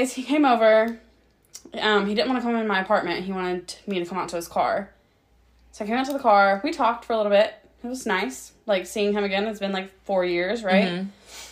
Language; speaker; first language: English; native; English